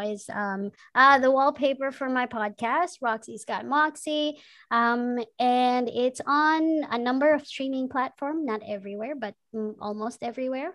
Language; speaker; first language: English; non-native, local second language; Filipino